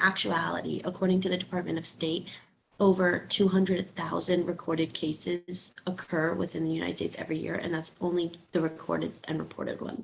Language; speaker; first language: English; native; English